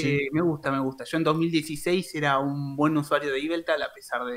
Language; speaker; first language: Spanish; native; Spanish